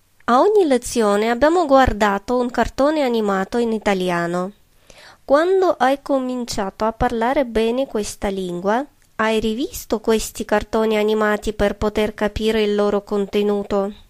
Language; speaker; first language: Italian; non-native, fluent; Russian